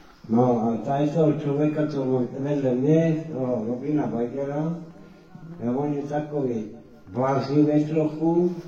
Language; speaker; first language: Czech; non-native, local second language; Romany